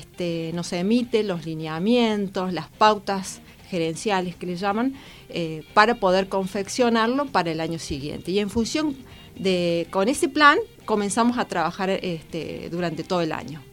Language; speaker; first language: Spanish; native; Spanish